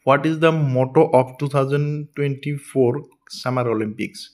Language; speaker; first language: English; non-native, local second language; Assamese